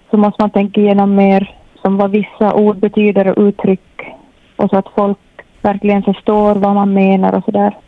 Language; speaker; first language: Swedish; native; Swedish